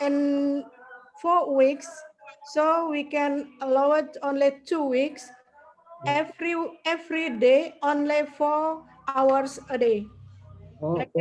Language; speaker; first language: English; non-native, learner; Indonesian